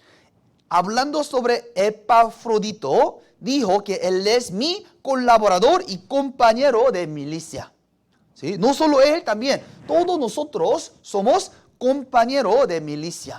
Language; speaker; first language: Spanish; non-native, fluent; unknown